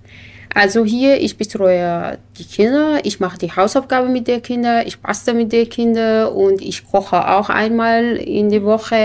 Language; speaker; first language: German; non-native, learner; Kurdish